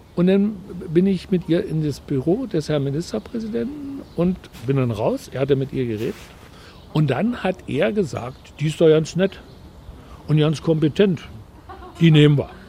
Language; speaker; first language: German; native; German